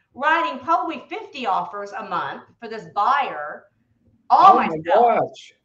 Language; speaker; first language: English; native; English